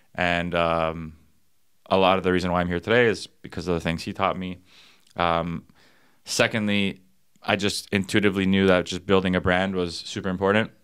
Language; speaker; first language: English; native; English